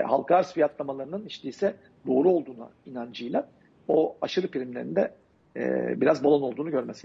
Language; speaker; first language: Turkish; native; Turkish